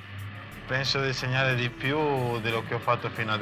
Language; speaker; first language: Italian; non-native, fluent; Spanish